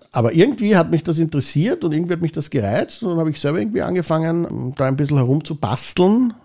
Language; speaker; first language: German; native; German